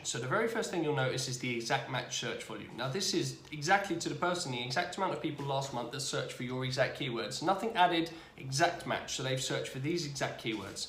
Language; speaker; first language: English; native; English